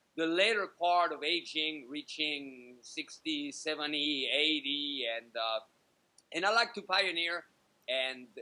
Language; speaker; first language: English; native; English